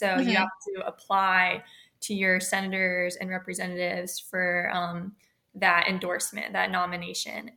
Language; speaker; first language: English; native; English